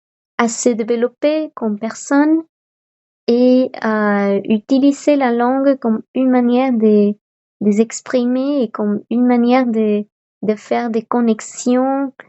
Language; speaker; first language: French; non-native, fluent; Spanish